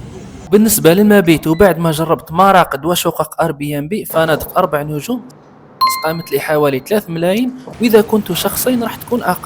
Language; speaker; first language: Arabic; native; Arabic